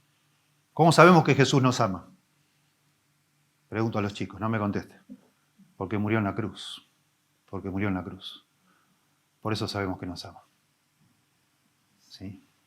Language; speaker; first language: Spanish; native; Spanish